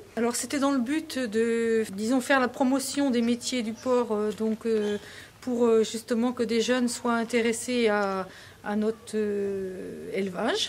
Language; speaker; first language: French; native; French